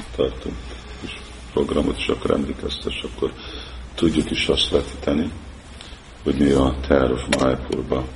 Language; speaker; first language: Hungarian; early bilingual, heritage; Hungarian